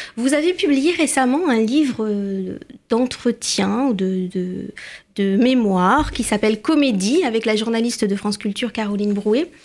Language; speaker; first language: French; native; French